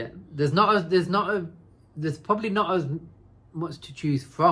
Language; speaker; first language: English; native; English